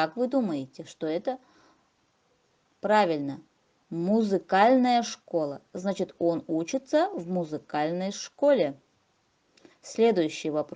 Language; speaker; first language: Russian; non-native, local second language; Kazakh